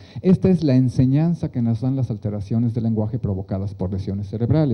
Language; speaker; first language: Spanish; native; Spanish